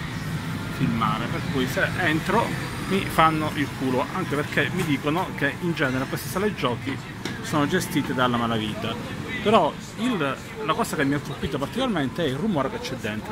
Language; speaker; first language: Italian; native; Italian